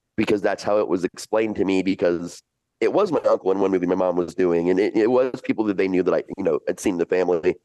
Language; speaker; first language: English; early bilingual, other home language; Italian